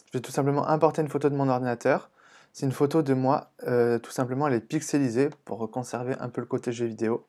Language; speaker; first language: French; native; French